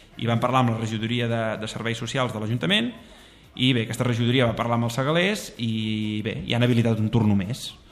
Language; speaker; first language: Catalan; native; Catalan